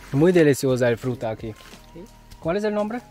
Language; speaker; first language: Spanish; non-native, learner; German